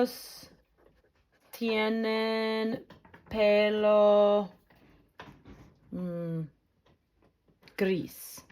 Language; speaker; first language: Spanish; non-native, fluent; English